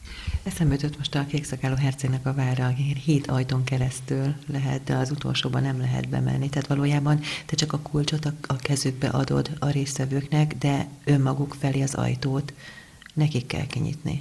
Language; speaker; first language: Hungarian; native; Hungarian